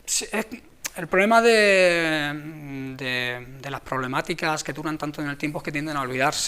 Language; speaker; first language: Spanish; native; Spanish